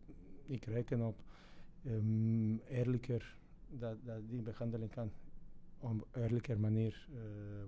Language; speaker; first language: Dutch; non-native, fluent; Croatian